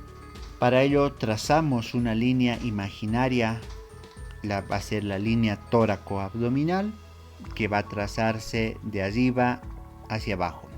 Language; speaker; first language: Spanish; native; Spanish